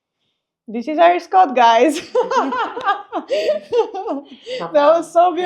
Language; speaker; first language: English; non-native, fluent; Romanian